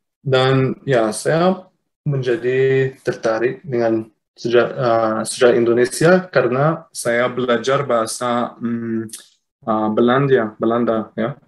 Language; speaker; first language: Indonesian; non-native, fluent; English